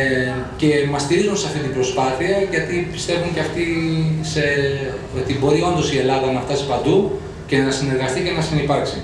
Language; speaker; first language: Greek; native; Greek